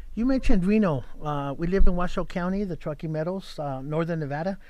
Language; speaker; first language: English; native; English